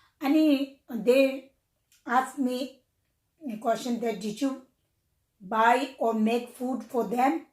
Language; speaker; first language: English; non-native, learner; Tibetan